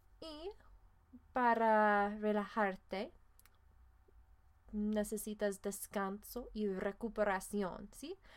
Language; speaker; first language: Spanish; non-native, fluent; English